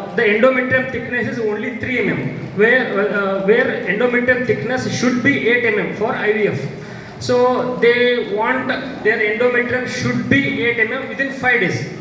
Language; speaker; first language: English; non-native, local second language; Kannada